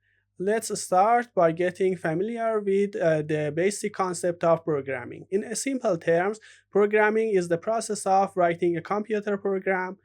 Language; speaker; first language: English; non-native, fluent; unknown